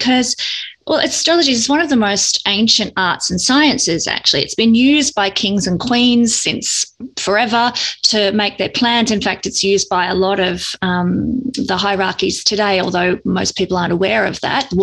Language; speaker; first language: English; native; English